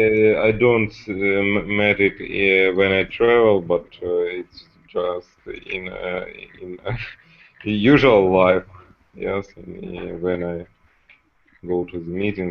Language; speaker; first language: English; non-native, learner; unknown